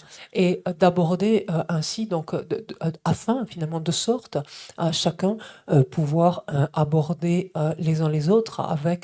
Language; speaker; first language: French; native; French